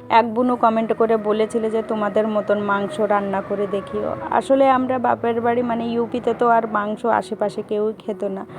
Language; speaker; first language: Bangla; non-native, local second language; Hindi